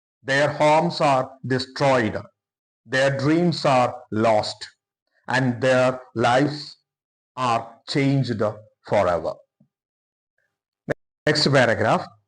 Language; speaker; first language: English; non-native, local second language; Malayalam